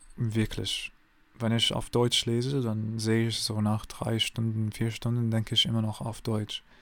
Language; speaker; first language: German; non-native, learner; English